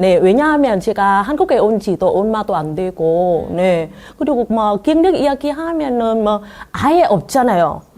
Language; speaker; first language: Korean; non-native, learner; Vietnamese